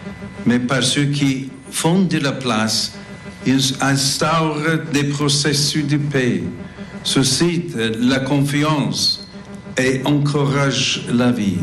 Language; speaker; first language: French; non-native, fluent; English